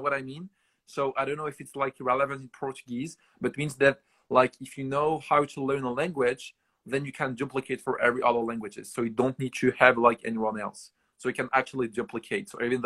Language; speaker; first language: English; non-native, fluent; French